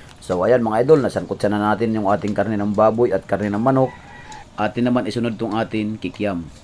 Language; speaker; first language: Filipino; non-native, local second language; Cebuano